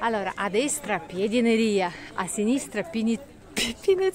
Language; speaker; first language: Italian; non-native, learner; Russian